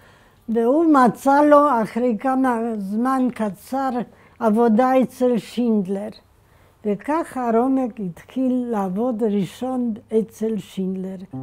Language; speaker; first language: Hebrew; non-native, fluent; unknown